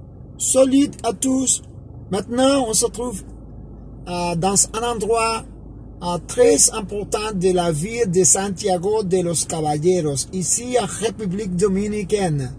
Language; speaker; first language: French; non-native, fluent; Spanish